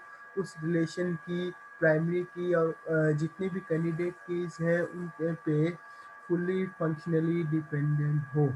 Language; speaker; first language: Hindi; native; Hindi